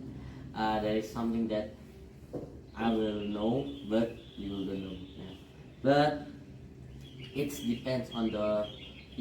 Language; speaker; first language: English; non-native, learner; Indonesian